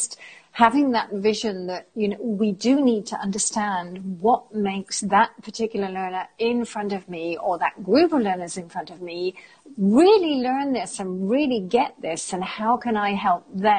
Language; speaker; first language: English; native; English